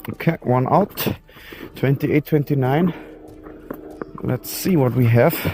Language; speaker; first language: English; non-native, learner; German